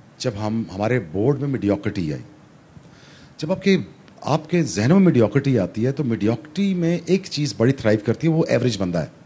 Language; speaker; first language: Urdu; non-native, local second language; Punjabi